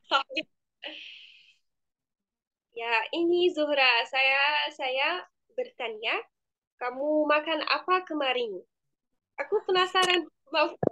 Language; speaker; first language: Indonesian; non-native, fluent; Arabic